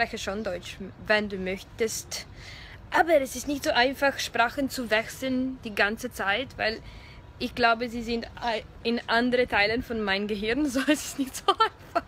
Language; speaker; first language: German; non-native, fluent; Russian